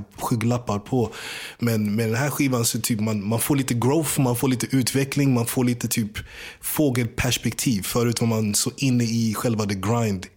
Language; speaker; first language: Swedish; early bilingual, other home language; English